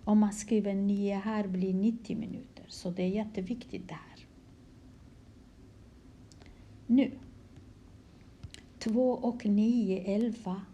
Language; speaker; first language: Swedish; non-native, fluent; Kurdish